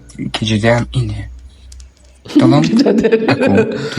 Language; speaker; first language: Indonesian; non-native, learner; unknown